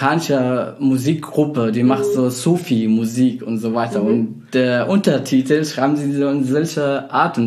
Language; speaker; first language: German; non-native, fluent; Arabic